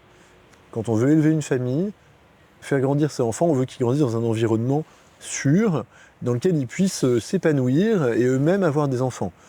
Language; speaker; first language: French; native; French